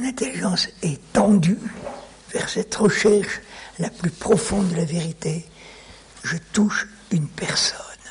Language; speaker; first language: French; native; French